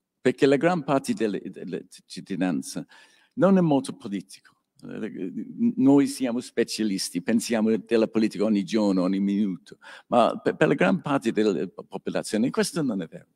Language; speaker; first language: Italian; non-native, learner; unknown